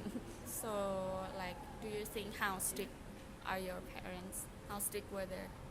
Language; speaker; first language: English; non-native, learner; Thai